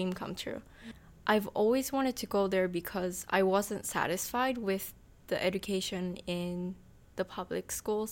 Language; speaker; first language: English; non-native, fluent; Japanese